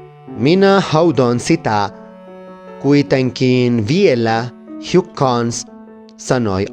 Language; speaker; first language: Finnish; non-native, learner; Spanish